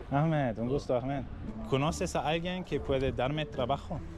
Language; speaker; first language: Spanish; non-native, learner; German